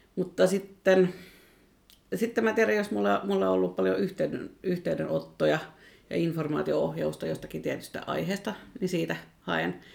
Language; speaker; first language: Finnish; non-native, local second language; Swedish